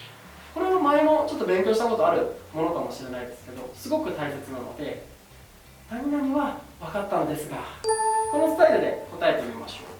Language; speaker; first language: Japanese; native; Japanese